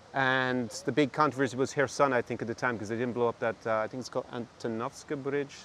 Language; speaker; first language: English; native; English